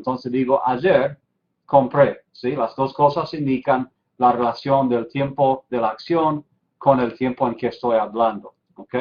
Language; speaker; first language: Spanish; non-native, fluent; English